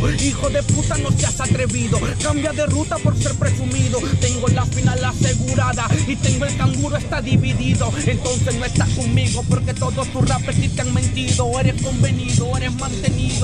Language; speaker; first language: Spanish; native; Spanish